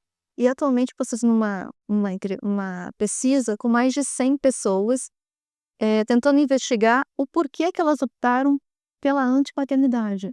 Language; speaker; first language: Portuguese; native; Portuguese